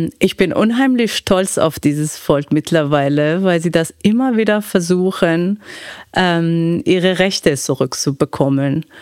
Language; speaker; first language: German; non-native, fluent; Persian